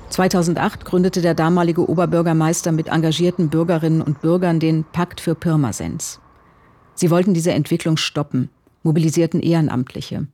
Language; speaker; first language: German; native; German